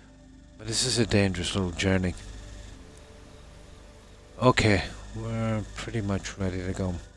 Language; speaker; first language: English; native; English